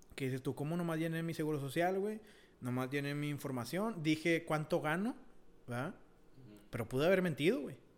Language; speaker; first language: Spanish; early bilingual, heritage; Spanish